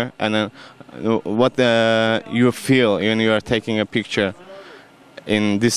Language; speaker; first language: English; non-native, learner; Turkish